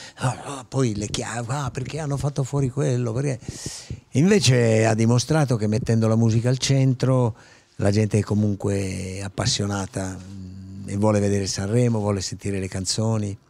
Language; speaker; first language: Italian; native; Italian